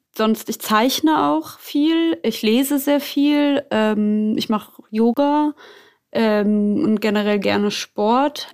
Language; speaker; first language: German; native; German